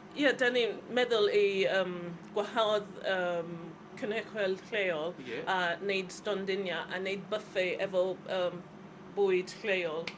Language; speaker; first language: Welsh; non-native, learner; English